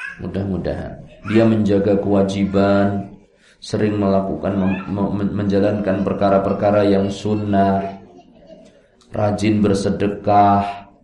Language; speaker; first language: Indonesian; non-native, local second language; Javanese